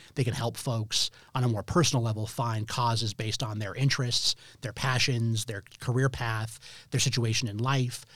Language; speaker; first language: English; native; English